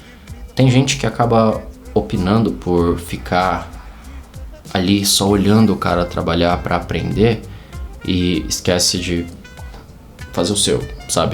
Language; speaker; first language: Portuguese; native; Portuguese